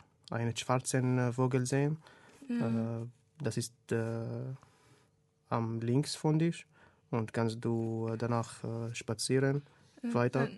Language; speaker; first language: German; non-native, learner; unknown